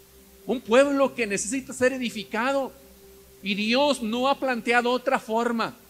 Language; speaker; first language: Spanish; native; Spanish